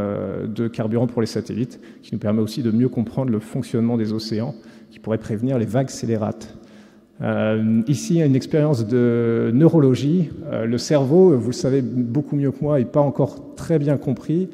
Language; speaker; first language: French; native; French